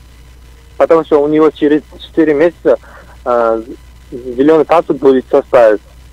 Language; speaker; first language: Russian; non-native, local second language; Uzbek